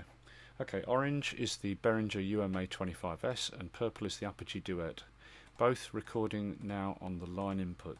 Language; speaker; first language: English; native; English